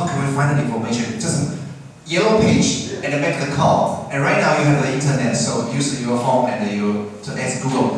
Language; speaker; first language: English; non-native, fluent; Chinese